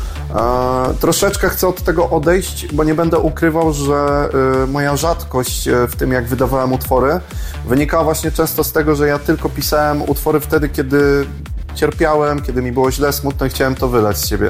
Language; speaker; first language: Polish; native; Polish